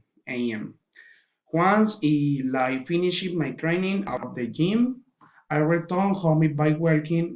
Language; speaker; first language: English; non-native, learner; Spanish